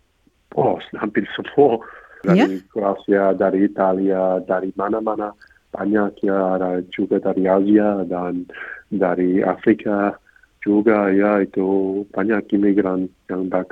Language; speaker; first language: Indonesian; non-native, fluent; English